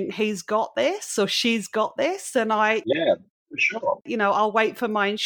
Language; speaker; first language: English; native; English